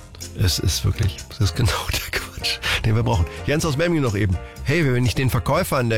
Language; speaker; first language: German; native; German